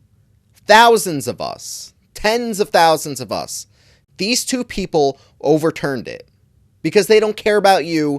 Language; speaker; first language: English; native; English